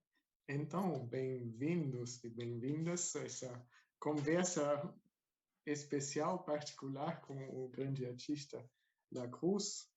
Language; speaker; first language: Portuguese; non-native, fluent; German